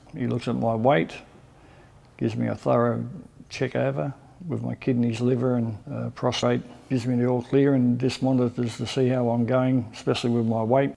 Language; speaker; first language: English; native; English